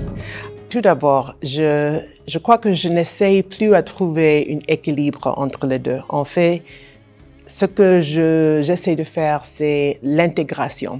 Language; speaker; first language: French; non-native, fluent; English